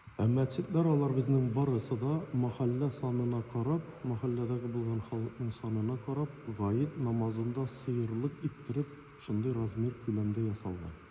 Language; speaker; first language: Tatar; native; Tatar